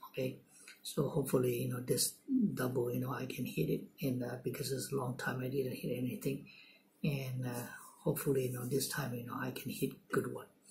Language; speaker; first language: English; non-native, local second language; Cantonese